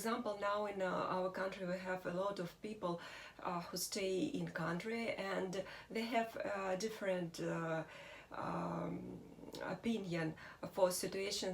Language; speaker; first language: English; non-native, learner; Russian